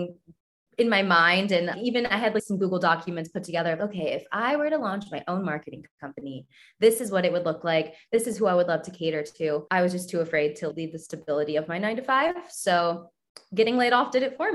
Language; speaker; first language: English; native; English